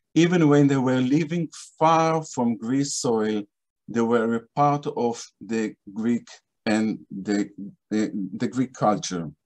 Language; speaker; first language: English; non-native, fluent; Hebrew